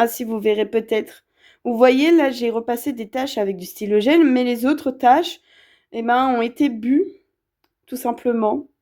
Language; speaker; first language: French; native; French